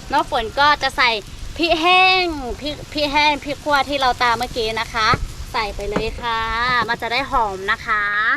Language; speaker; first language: Thai; non-native, local second language; Lahu